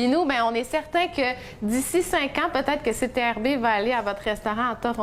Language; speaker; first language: French; native; French